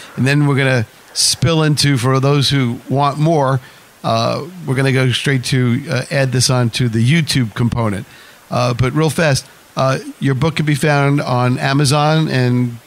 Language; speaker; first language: English; native; English